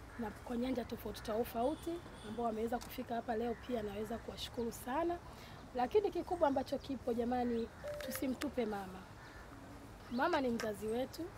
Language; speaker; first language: Swahili; native; Swahili